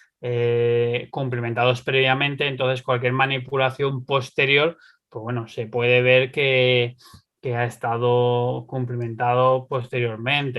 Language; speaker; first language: Spanish; native; Spanish